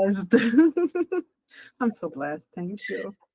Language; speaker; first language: English; non-native, learner; Hungarian